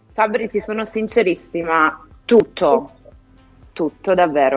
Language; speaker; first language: Italian; native; Italian